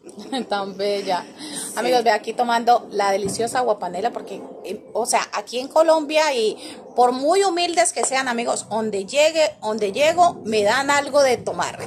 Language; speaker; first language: Spanish; native; Spanish